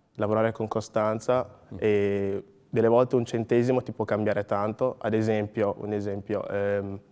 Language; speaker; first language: Italian; early bilingual, other home language; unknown